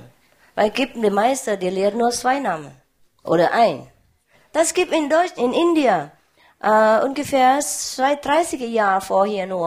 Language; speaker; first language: German; non-native, learner; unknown